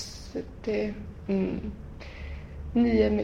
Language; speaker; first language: French; non-native, learner; Swedish